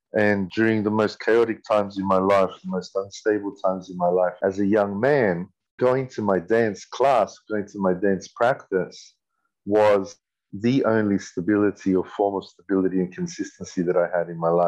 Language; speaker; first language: English; native; English